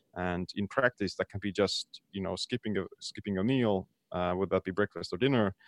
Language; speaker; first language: English; non-native, fluent; Estonian